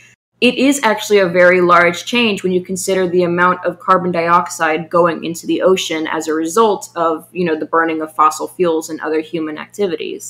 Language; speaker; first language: English; native; English